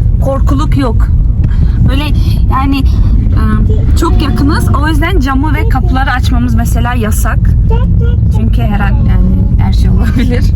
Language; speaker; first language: Turkish; early bilingual, heritage; Turkish